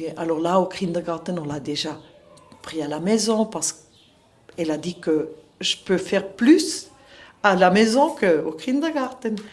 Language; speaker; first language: French; non-native, local second language; Swiss German